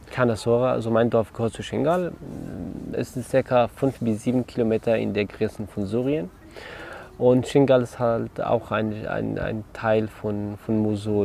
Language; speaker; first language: German; non-native, learner; Kurdish